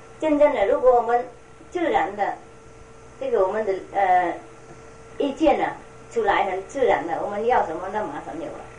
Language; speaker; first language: Chinese; non-native, fluent; Vietnamese